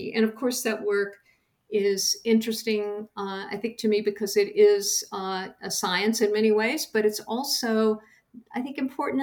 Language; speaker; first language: English; native; English